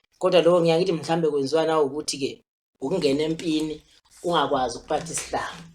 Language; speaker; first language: Zulu; native; Zulu